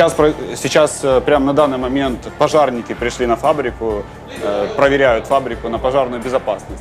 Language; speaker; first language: Russian; native; Russian